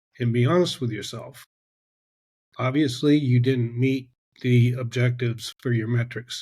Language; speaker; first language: English; native; English